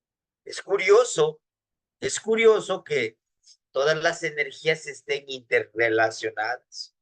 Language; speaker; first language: Spanish; native; Spanish